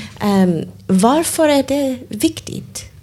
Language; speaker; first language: Swedish; non-native, learner; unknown